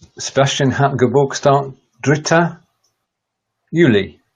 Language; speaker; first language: German; non-native, learner; English